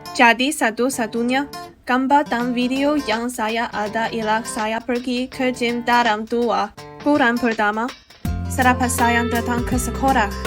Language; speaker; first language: Malay; non-native, learner; Chinese